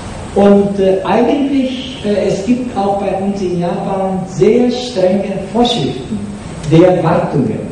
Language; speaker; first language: German; non-native, fluent; Japanese